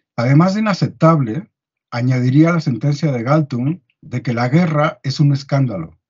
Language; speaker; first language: Spanish; native; Spanish